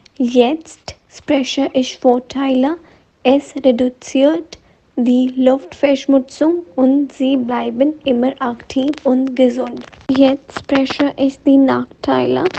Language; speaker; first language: German; non-native, learner; Hindi